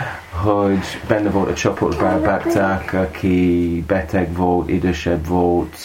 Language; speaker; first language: Hungarian; non-native, learner; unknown